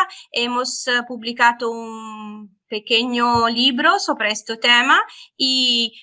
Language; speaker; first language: Spanish; non-native, fluent; Italian